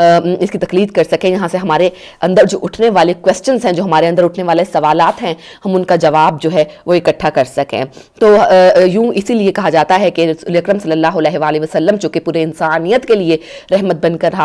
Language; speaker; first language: Urdu; native; Urdu